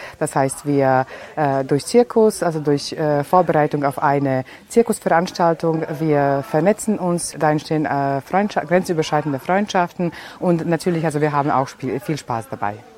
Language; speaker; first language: German; non-native, fluent; Serbian